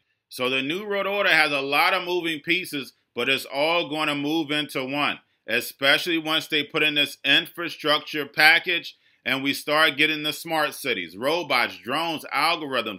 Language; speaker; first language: English; native; English